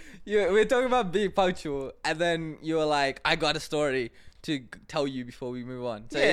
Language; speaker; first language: English; non-native, local second language; Sinhala